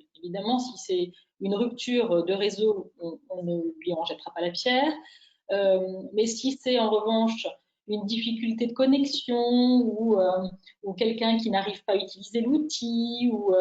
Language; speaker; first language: French; native; French